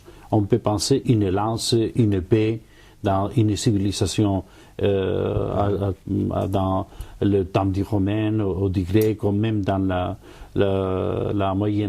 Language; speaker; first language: French; non-native, fluent; Spanish